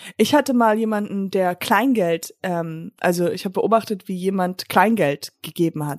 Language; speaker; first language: German; early bilingual, other home language; English